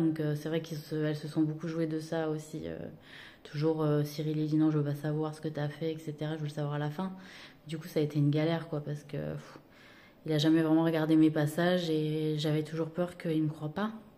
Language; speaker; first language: French; native; French